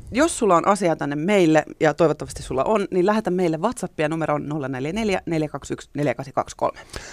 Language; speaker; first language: Finnish; native; Finnish